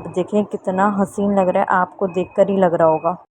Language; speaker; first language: Urdu; native; Urdu